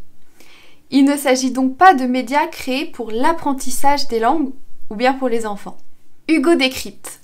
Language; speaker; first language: French; native; French